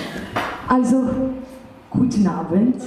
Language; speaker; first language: German; non-native, learner; French